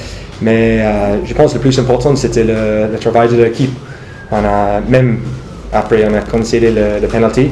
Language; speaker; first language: French; non-native, fluent; English